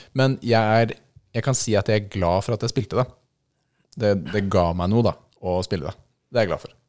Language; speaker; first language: Norwegian; native; Norwegian